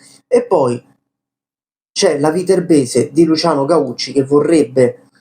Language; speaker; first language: Italian; native; Italian